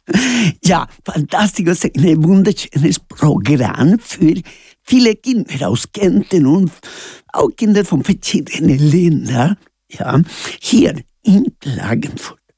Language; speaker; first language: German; non-native, learner; Spanish